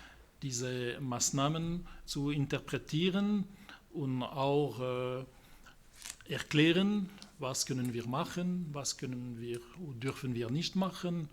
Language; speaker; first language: German; non-native, local second language; French